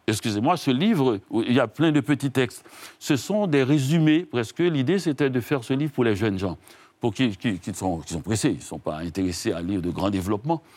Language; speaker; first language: French; non-native, local second language; Haitian Creole